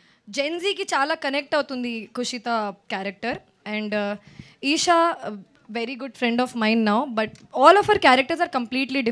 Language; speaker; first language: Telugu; non-native, local second language; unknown